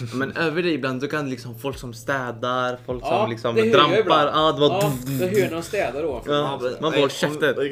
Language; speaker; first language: Swedish; non-native, fluent; Arabic